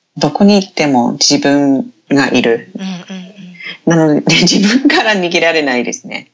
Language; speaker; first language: Japanese; non-native, fluent; English